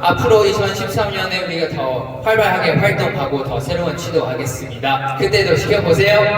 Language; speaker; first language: Korean; non-native, learner; Chinese